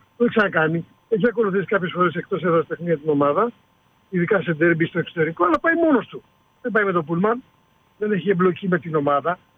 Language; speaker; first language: Greek; native; Greek